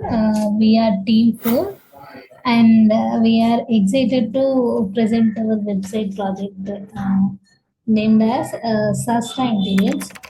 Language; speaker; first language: English; non-native, local second language; Telugu